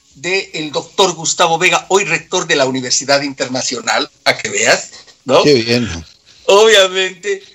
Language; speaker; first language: Spanish; native; Spanish